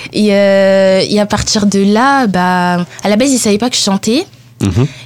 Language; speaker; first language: French; early bilingual, other home language; Italian